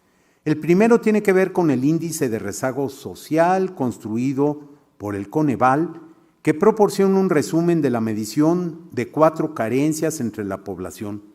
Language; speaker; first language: Spanish; native; Spanish